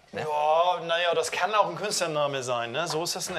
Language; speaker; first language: German; native; German